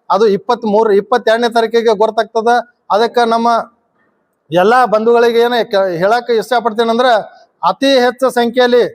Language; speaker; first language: Kannada; non-native, local second language; Lambadi